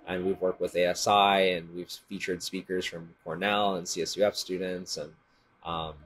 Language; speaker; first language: English; native; English